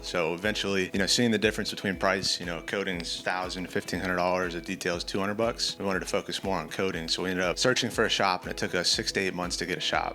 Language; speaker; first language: English; native; English